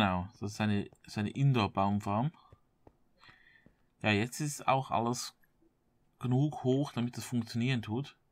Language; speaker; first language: German; native; German